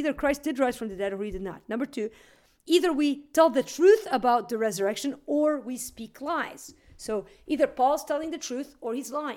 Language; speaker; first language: English; native; English